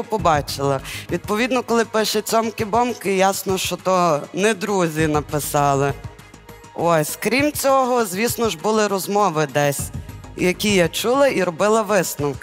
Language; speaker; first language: Ukrainian; native; Ukrainian